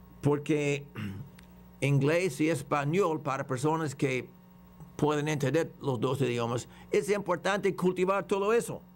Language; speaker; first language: Spanish; non-native, fluent; English